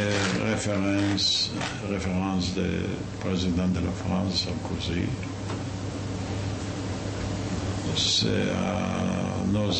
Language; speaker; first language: French; non-native, fluent; Yiddish